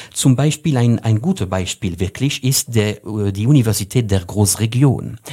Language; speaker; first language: German; non-native, fluent; French